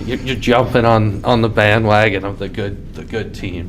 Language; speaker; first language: English; native; English